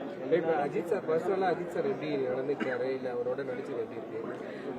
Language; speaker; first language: Tamil; native; Tamil